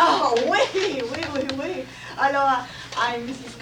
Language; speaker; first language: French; non-native, fluent; English